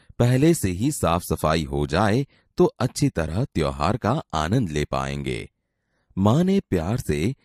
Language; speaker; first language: Hindi; non-native, local second language; Gujarati